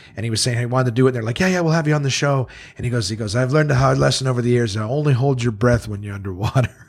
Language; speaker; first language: English; native; English